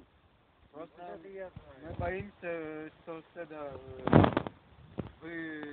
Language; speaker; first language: Russian; non-native, learner; Estonian